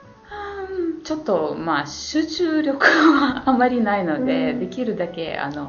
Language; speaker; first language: Japanese; non-native, fluent; Ukrainian